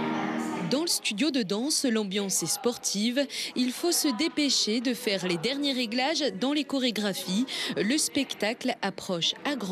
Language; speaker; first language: French; native; French